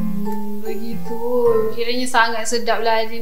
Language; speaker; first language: Malay; native; Malay